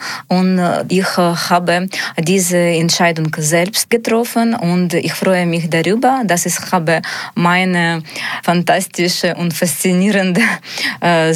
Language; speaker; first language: German; non-native, learner; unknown